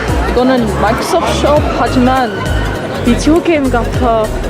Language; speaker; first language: Korean; non-native, learner; English